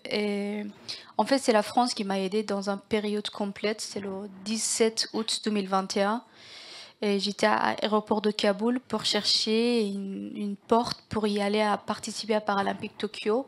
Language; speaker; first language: French; non-native, learner; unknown